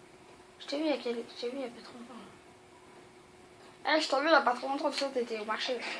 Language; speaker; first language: French; native; French